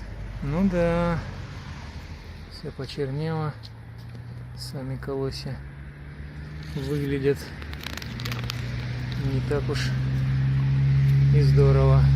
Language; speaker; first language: Russian; native; Russian